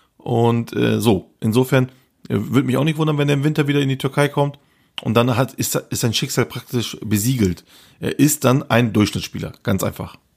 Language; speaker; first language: German; early bilingual, other home language; Turkish